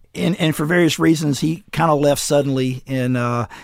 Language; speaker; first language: English; native; English